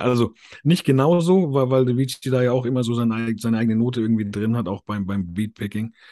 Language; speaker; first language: German; native; German